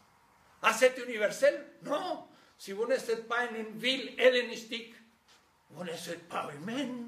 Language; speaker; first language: French; non-native, fluent; Spanish